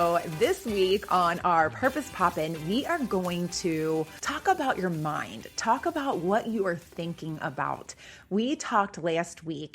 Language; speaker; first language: English; native; English